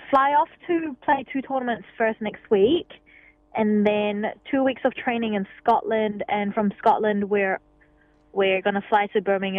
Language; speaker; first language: English; non-native, local second language; Cantonese